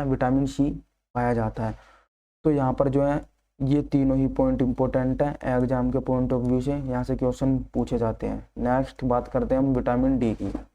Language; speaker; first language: Hindi; native; Hindi